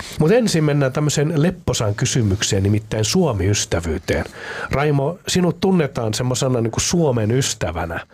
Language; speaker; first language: Finnish; native; Finnish